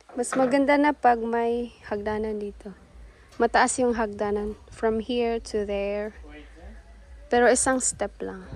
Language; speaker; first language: Filipino; non-native, local second language; Cebuano